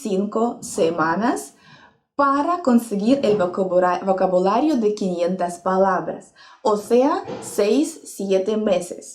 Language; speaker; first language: Spanish; non-native, fluent; Russian